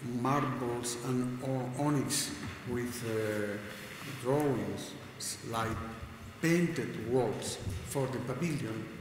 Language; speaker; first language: English; non-native, learner; Spanish